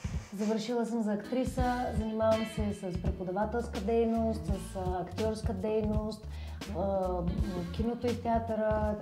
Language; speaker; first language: Bulgarian; native; Bulgarian